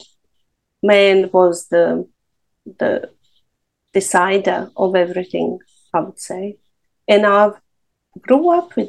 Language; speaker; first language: English; non-native, fluent; Serbian